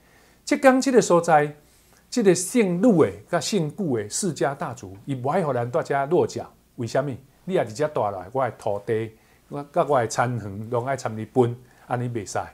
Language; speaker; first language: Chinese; non-native, local second language; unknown